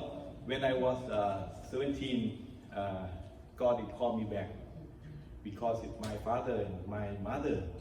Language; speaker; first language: English; non-native, learner; Thai